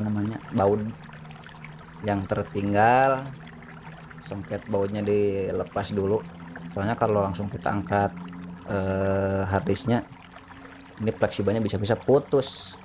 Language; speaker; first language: Indonesian; non-native, local second language; Sundanese